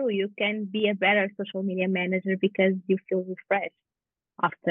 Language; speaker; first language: English; non-native, fluent; Portuguese